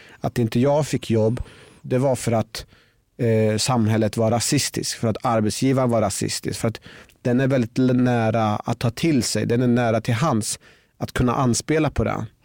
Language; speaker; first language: Swedish; early bilingual, other home language; Persian